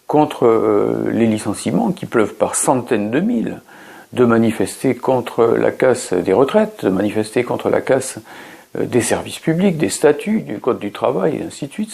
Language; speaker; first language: French; native; French